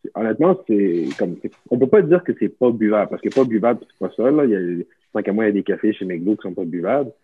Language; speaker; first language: French; native; French